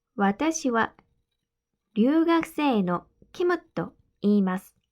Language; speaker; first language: Japanese; non-native, fluent; Korean